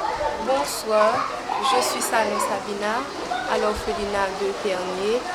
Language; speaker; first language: French; non-native, local second language; Haitian Creole